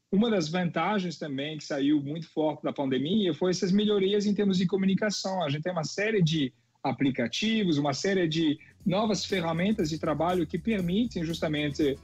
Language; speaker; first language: Portuguese; non-native, fluent; French